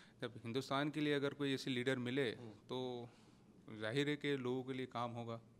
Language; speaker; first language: Hindi; native; Hindi